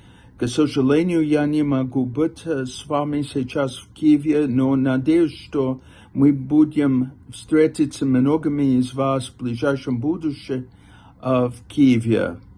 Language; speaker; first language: Russian; non-native, fluent; English